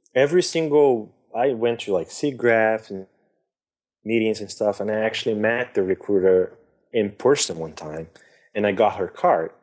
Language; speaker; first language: English; non-native, fluent; Portuguese